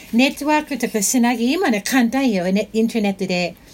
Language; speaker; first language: Japanese; non-native, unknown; English